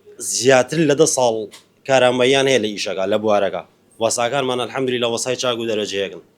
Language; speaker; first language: Central Kurdish; native; Central Kurdish